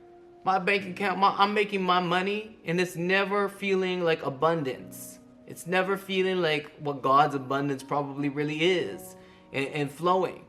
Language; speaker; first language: English; native; English